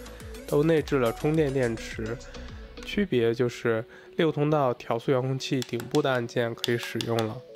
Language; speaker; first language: Chinese; native; Chinese